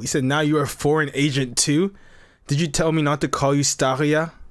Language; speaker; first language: English; native; English